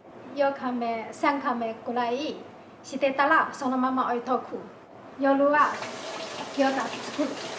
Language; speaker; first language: Japanese; non-native, learner; Chinese